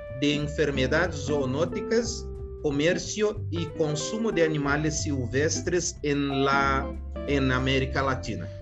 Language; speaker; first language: Spanish; non-native, learner; Portuguese